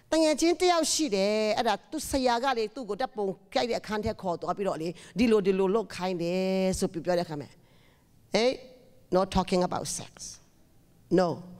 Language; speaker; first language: Burmese; non-native, local second language; Tedim Chin